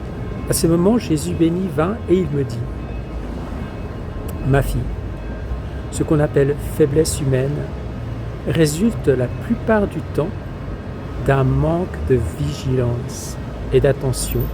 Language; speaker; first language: French; native; French